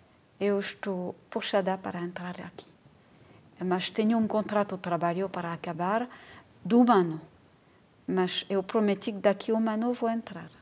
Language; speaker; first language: Portuguese; non-native, fluent; French